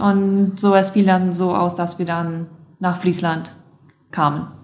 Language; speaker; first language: German; non-native, local second language; Plautdietsch